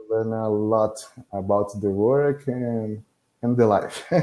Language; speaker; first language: English; non-native, learner; Portuguese